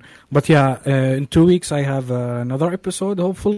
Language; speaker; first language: English; non-native, fluent; Arabic